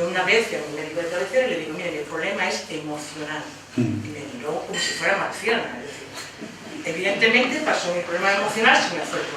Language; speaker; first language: Spanish; native; Spanish